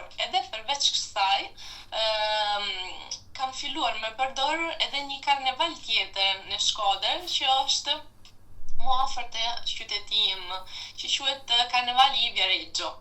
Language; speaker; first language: Albanian; non-native, fluent; Italian